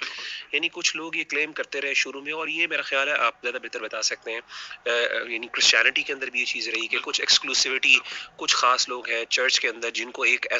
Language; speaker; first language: Urdu; native; Urdu